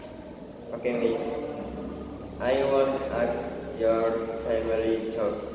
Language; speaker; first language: English; non-native, learner; Indonesian